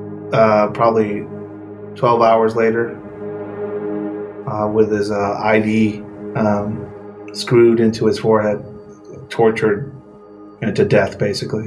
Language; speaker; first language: English; non-native, fluent; Spanish